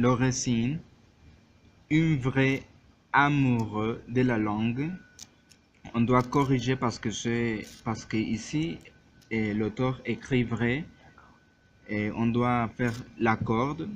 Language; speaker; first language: French; non-native, learner; Spanish